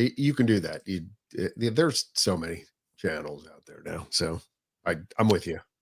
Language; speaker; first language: English; native; English